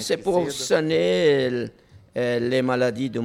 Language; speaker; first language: French; non-native, learner; Portuguese